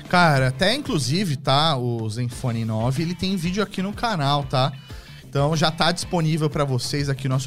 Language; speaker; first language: Portuguese; native; Portuguese